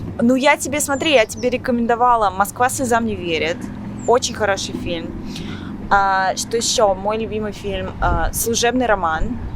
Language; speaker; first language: Russian; native; Russian